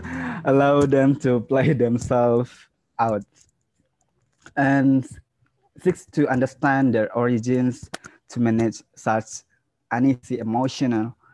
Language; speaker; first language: English; non-native, learner; Indonesian